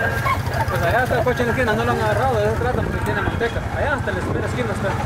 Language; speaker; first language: Spanish; native; Spanish